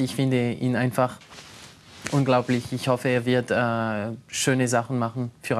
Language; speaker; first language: German; non-native, local second language; French